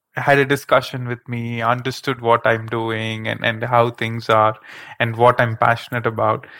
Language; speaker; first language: English; non-native, local second language; Kannada